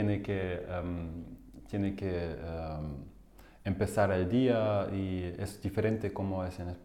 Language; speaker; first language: Spanish; non-native, fluent; German